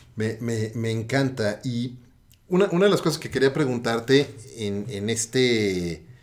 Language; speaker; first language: Spanish; native; Spanish